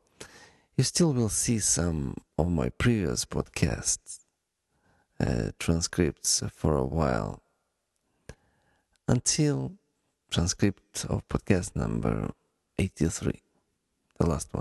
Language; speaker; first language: English; non-native, fluent; Ukrainian